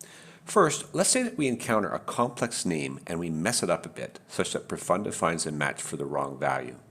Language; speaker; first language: English; native; English